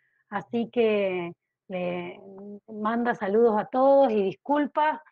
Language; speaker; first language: Spanish; native; Spanish